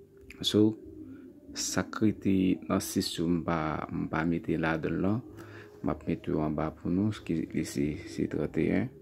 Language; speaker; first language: French; non-native, learner; Haitian Creole